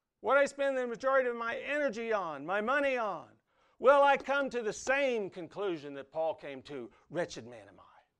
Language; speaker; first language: English; native; English